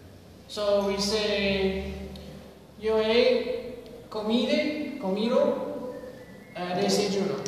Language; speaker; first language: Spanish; non-native, learner; English